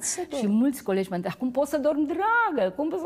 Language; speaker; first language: Romanian; native; Romanian